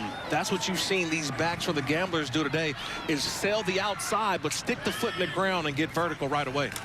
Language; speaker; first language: English; native; English